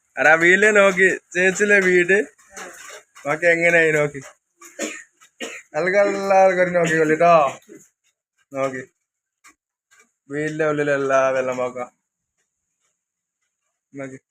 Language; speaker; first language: Malayalam; non-native, learner; Assamese